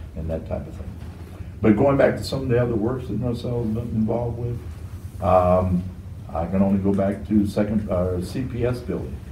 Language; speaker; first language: English; native; English